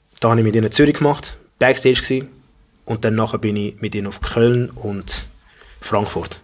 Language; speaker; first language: German; early bilingual, other home language; English